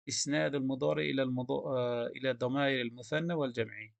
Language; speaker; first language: Arabic; non-native, fluent; Uzbek